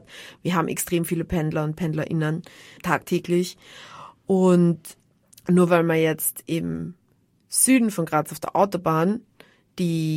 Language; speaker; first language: German; native; German